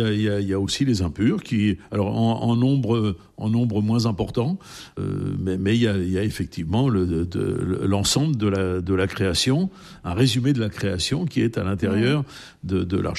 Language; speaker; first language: French; native; French